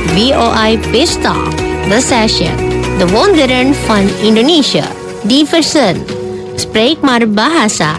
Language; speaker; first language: Dutch; non-native, fluent; Indonesian